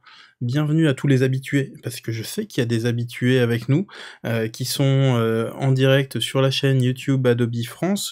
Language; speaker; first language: French; native; French